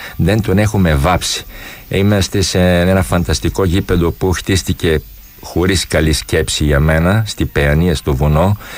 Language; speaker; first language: Greek; non-native, fluent; Polish